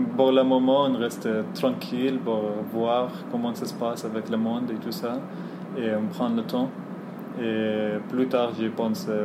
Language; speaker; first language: French; non-native, fluent; Arabic